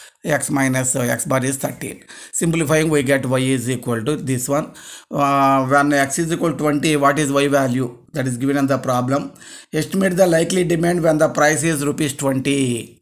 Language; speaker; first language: English; non-native, local second language; Telugu